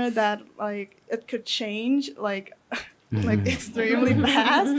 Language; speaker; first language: English; non-native, fluent; Thai